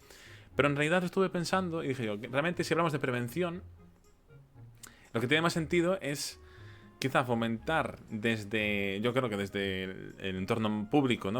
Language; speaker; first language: Spanish; native; Spanish